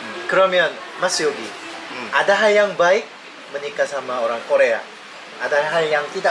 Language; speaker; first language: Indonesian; non-native, fluent; Korean